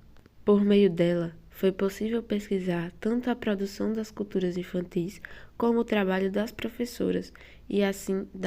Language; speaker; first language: Portuguese; native; Portuguese